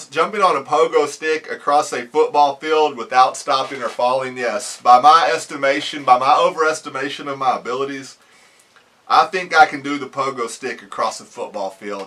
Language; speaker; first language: English; native; English